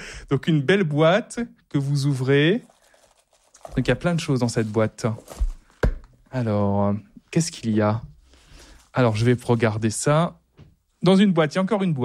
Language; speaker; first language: French; native; French